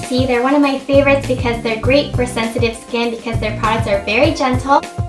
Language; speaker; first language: English; early bilingual, other home language; Japanese